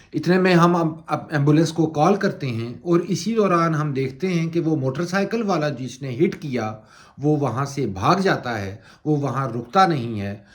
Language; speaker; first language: Urdu; native; Urdu